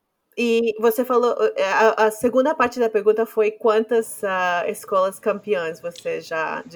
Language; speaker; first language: Portuguese; non-native, fluent; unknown